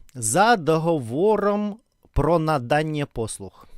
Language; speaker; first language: Ukrainian; non-native, learner; Russian